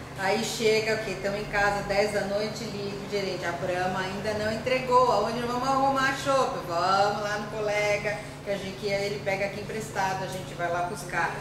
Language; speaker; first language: Portuguese; early bilingual, other home language; Spanish